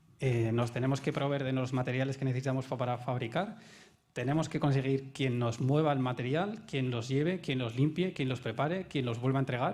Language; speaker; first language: Spanish; native; Spanish